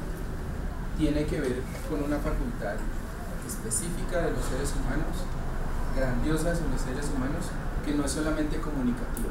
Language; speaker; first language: Spanish; native; Spanish